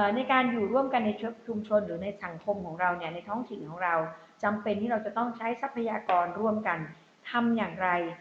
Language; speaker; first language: Thai; native; Thai